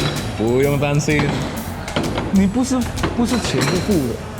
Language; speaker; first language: Chinese; non-native, fluent; Javanese